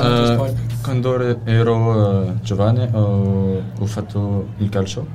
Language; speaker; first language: Italian; non-native, learner; French